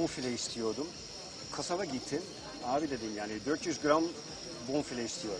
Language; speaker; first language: Turkish; non-native, fluent; Dutch